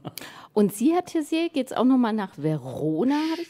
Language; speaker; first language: German; native; German